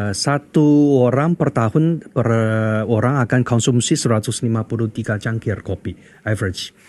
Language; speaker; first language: Indonesian; non-native, fluent; Chinese